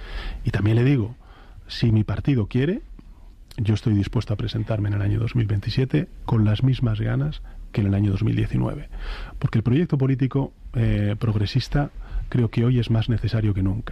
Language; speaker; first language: Spanish; native; Spanish